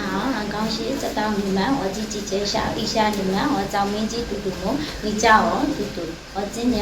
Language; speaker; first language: Chinese; non-native, learner; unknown